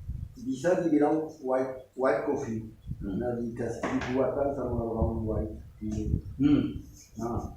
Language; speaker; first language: Indonesian; non-native, learner; French